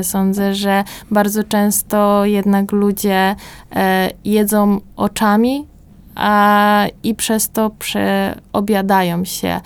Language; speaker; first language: Polish; native; Polish